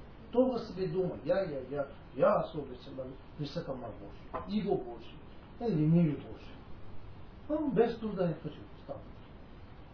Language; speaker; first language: Russian; non-native, learner; Tibetan